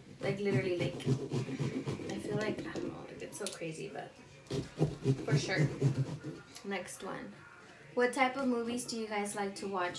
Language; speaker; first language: English; early bilingual, other home language; Spanish